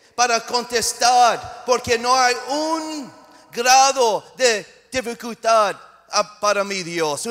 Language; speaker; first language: Spanish; non-native, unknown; English